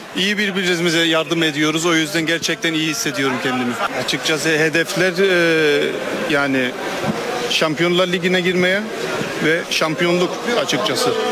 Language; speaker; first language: Turkish; early bilingual, heritage; Turkish